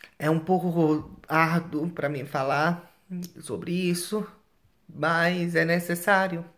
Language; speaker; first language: Portuguese; native; Portuguese